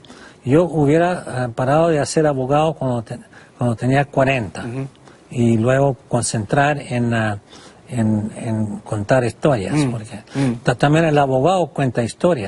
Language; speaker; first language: Spanish; non-native, fluent; English